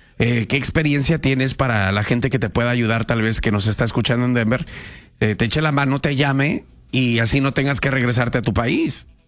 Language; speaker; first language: Spanish; native; Spanish